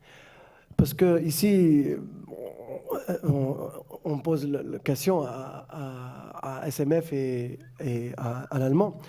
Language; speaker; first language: French; non-native, fluent; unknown